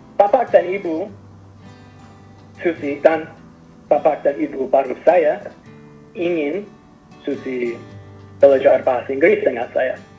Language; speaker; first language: Indonesian; non-native, learner; English